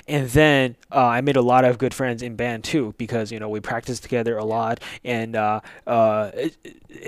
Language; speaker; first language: English; non-native, fluent; Chinese